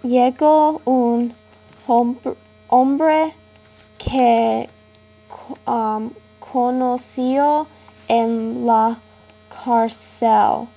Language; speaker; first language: Spanish; non-native, learner; English